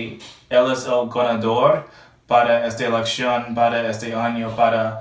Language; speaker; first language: Spanish; non-native, learner; English